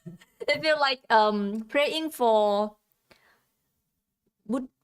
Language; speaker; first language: English; non-native, learner; Thai